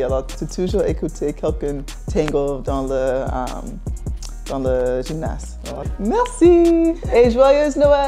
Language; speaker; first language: French; non-native, fluent; English